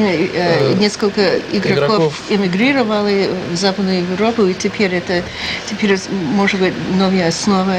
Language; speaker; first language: Russian; non-native, fluent; English